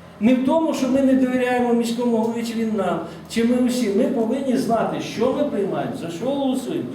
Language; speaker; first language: Ukrainian; native; Ukrainian